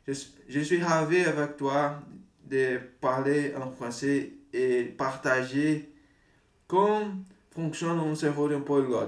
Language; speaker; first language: French; non-native, learner; Portuguese